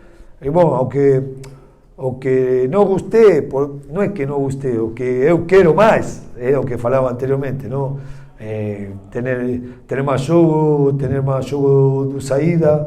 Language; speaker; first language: Portuguese; non-native, learner; Spanish